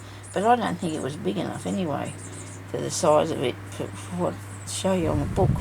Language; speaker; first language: English; native; English